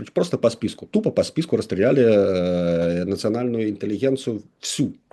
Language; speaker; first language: Belarusian; non-native, local second language; Russian